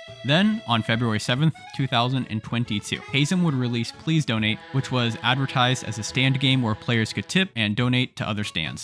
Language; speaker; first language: English; native; English